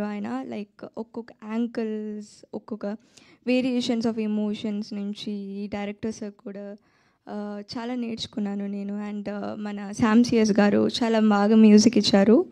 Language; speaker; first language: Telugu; non-native, fluent; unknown